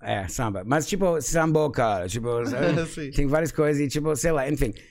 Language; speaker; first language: Portuguese; non-native, fluent; English